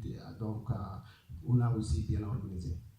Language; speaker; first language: French; non-native, learner; Arabic